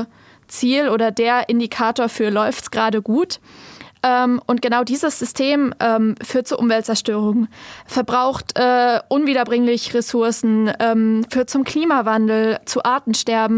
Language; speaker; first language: German; native; German